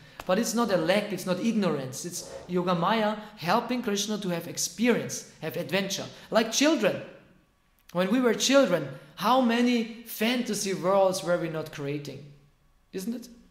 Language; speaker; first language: English; non-native, fluent; German